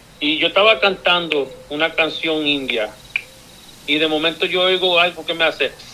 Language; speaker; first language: Spanish; early bilingual, heritage; Spanish